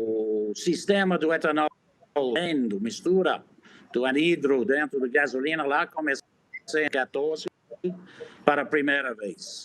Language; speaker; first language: Portuguese; non-native, fluent; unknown